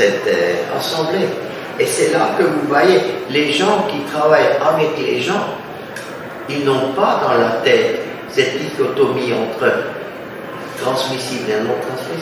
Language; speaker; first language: French; non-native, fluent; German